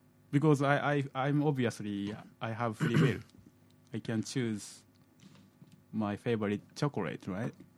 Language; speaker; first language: English; non-native, fluent; Japanese